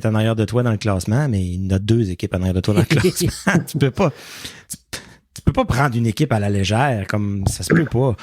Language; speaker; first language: French; native; French